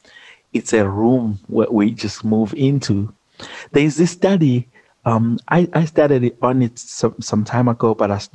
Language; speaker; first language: English; non-native, local second language; Zulu